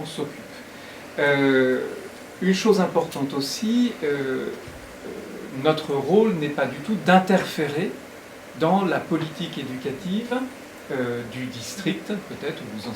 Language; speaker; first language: French; native; French